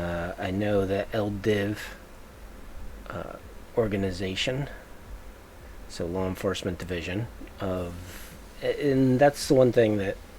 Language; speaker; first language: English; native; English